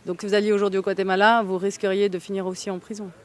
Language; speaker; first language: French; native; French